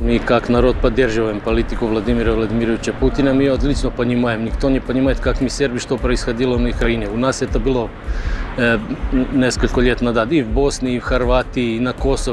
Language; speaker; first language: Russian; non-native, fluent; Serbian